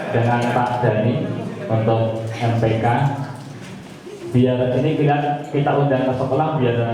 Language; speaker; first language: Indonesian; native; Indonesian